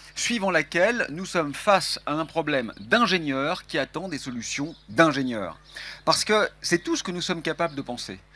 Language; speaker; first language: French; native; French